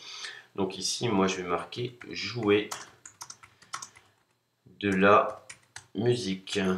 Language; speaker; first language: French; native; French